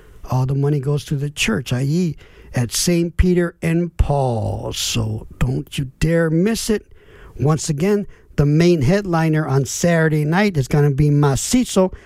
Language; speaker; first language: English; early bilingual, other home language; Spanish